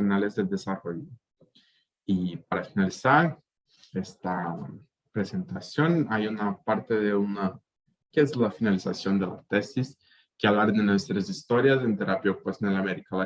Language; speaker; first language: Spanish; native; Spanish